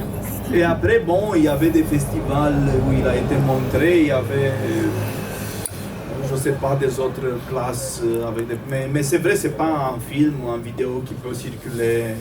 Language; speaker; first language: French; non-native, fluent; Romanian